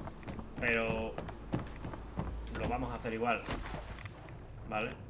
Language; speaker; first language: Spanish; native; Spanish